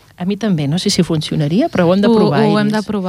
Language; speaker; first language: Catalan; native; Catalan